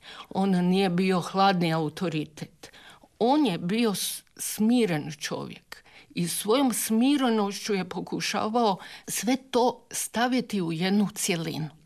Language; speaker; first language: Serbian; native; Serbian